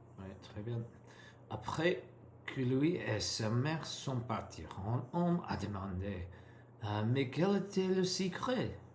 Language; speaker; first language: French; non-native, learner; English